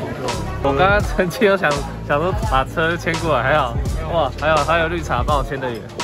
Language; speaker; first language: Chinese; native; Chinese